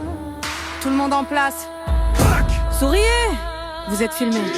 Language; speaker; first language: French; native; French